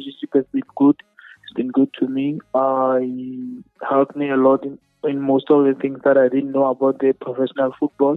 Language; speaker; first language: English; non-native, local second language; Northern Sotho